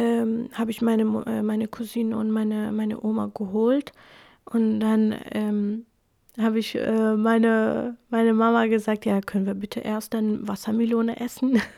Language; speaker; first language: German; non-native, fluent; Kurdish